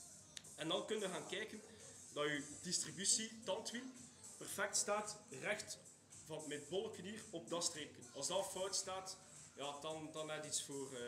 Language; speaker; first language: Dutch; native; Dutch